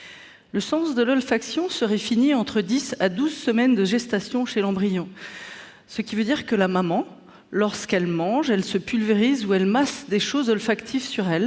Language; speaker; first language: French; native; French